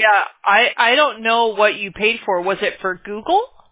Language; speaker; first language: English; native; English